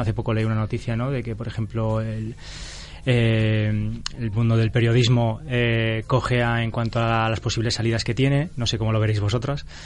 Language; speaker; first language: Spanish; native; Spanish